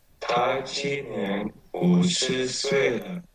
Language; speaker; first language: Chinese; non-native, learner; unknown